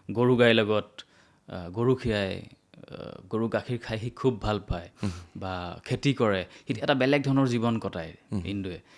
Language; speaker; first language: Assamese; native; Assamese